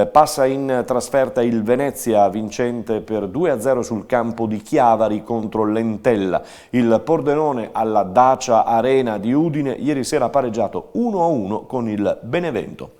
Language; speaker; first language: Italian; native; Italian